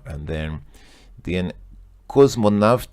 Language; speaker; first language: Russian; non-native, learner; English